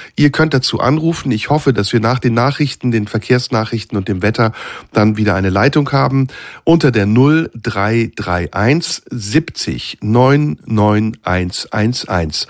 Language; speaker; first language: German; early bilingual, other home language; Turkish